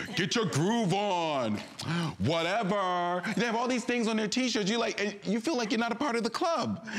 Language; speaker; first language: English; native; English